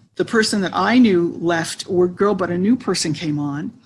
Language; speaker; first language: English; native; English